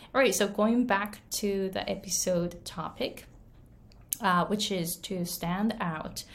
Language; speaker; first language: English; non-native, fluent; Japanese